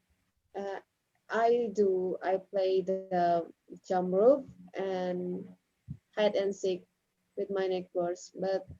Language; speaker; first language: English; non-native, learner; Indonesian